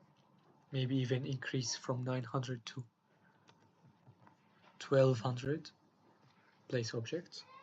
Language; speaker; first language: English; non-native, fluent; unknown